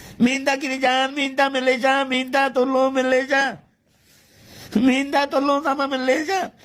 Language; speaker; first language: Malay; non-native, learner; Bangla